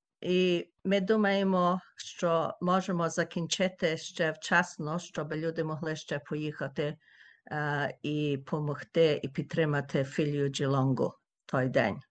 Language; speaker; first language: Ukrainian; early bilingual, heritage; Ukrainian